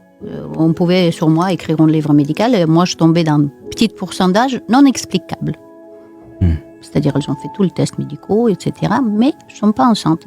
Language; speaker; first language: French; non-native, fluent; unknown